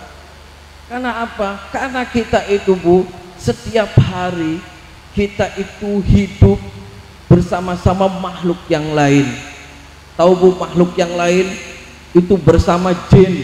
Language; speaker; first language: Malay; non-native, local second language; Javanese